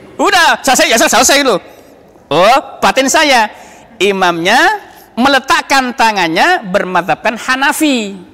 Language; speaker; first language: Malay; native; Malay